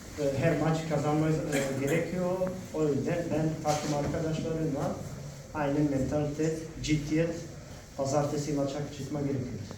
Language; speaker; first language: Turkish; non-native, fluent; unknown